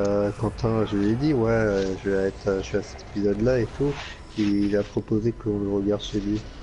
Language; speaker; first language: French; native; French